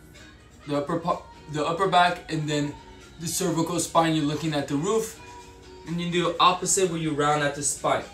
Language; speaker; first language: English; native; English